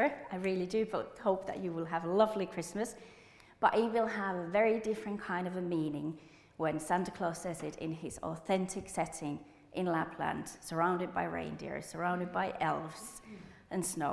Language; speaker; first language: English; non-native, fluent; Finnish